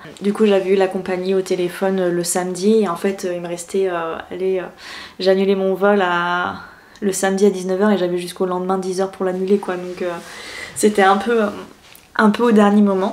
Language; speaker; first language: French; native; French